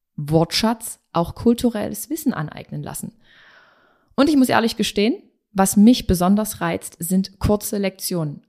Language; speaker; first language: German; native; German